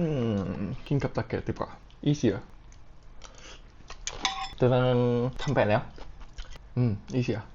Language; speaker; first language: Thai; non-native, learner; English